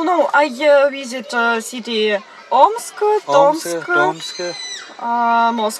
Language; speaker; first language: English; non-native, learner; Russian